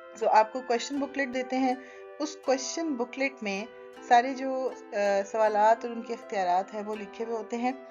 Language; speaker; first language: Urdu; native; Urdu